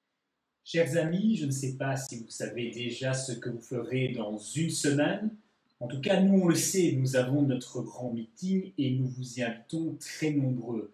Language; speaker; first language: French; native; French